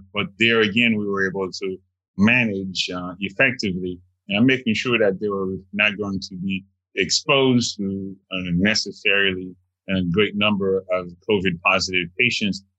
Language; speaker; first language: English; non-native, fluent; Haitian Creole